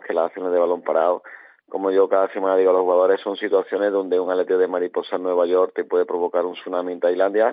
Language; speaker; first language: Spanish; native; Spanish